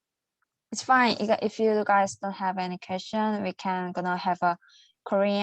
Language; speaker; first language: English; non-native, fluent; Korean